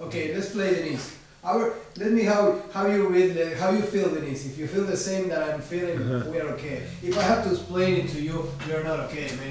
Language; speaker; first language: English; non-native, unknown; Spanish